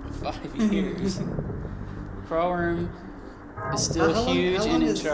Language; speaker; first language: English; native; English